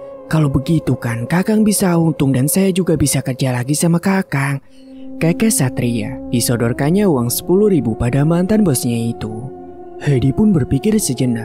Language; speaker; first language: Indonesian; native; Indonesian